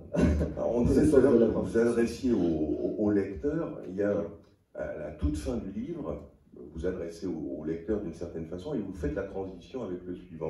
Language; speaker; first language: French; native; French